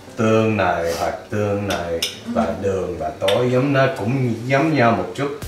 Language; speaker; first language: Vietnamese; early bilingual, other home language; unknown